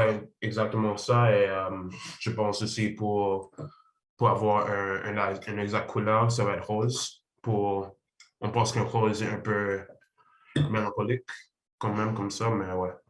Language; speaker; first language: French; non-native, learner; English